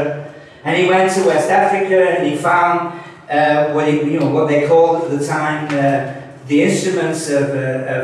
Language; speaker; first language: English; native; English